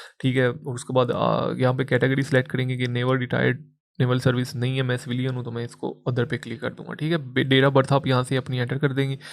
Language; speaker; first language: Urdu; non-native, local second language; Punjabi